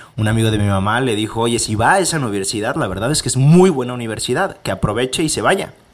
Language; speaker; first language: Spanish; native; Spanish